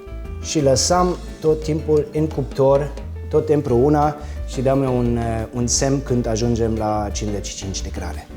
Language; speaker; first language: Romanian; non-native, fluent; German